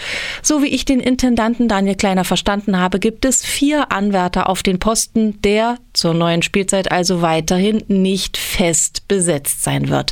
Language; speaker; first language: German; native; German